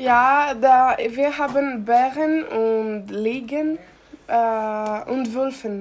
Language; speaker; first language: German; non-native, learner; Greek